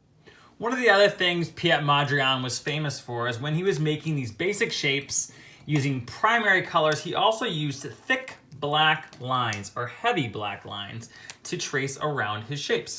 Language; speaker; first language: English; native; English